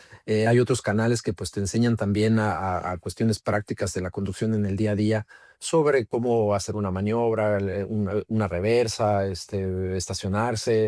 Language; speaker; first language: Spanish; native; Spanish